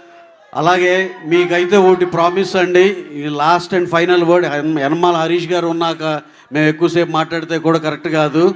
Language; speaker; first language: Telugu; native; Telugu